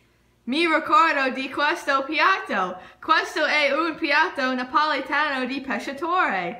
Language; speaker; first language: Italian; non-native, learner; English